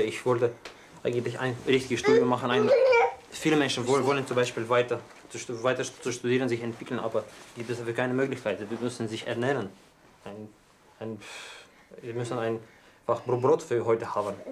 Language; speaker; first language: German; non-native, learner; Azerbaijani